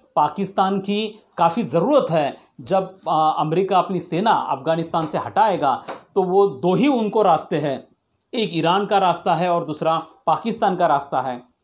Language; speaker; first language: Hindi; non-native, local second language; Marathi